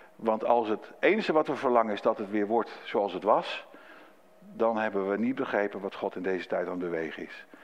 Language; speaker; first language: Dutch; native; Dutch